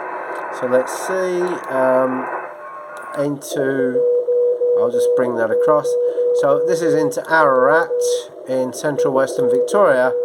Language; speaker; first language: English; native; English